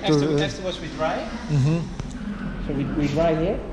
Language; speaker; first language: English; non-native, fluent; Dutch